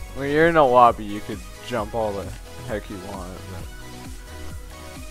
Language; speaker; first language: English; native; English